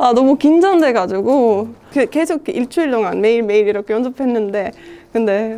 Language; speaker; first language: Korean; non-native, learner; Estonian